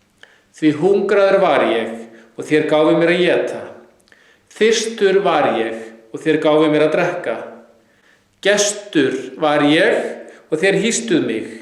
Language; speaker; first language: Icelandic; native; Icelandic